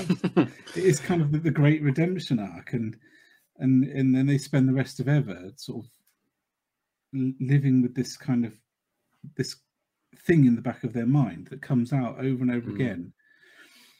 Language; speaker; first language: English; native; English